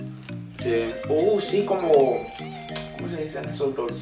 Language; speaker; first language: Spanish; native; Spanish